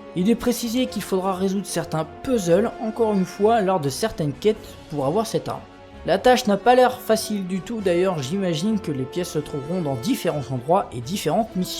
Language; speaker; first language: French; native; French